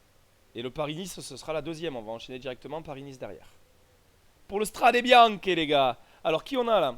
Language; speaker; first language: French; native; French